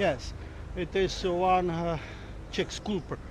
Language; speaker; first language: English; non-native, learner; Czech